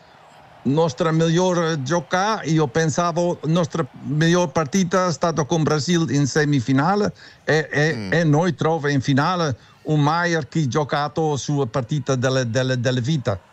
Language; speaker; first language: Italian; non-native, learner; Dutch